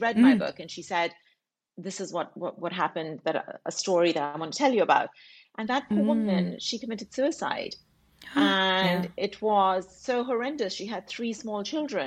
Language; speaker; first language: English; native; English